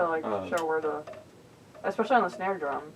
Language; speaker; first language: English; native; English